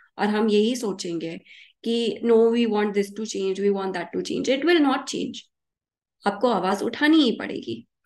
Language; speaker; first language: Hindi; early bilingual, heritage; Hindi